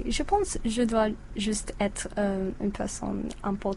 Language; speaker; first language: French; non-native, learner; English